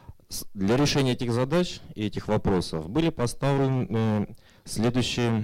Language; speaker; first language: Russian; native; Russian